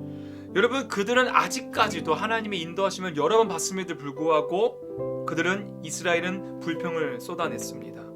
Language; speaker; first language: Korean; native; Korean